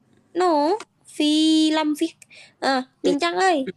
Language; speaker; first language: Vietnamese; non-native, learner; Indonesian